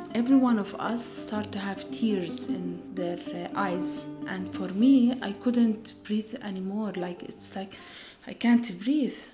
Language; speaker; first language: English; non-native, fluent; Arabic